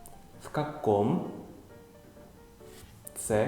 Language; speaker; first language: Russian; non-native, fluent; Indonesian